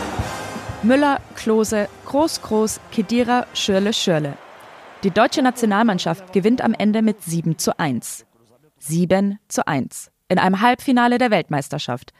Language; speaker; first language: German; native; German